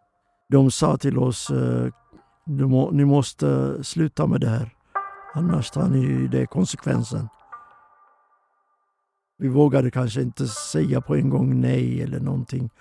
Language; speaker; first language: Swedish; non-native, fluent; Oromo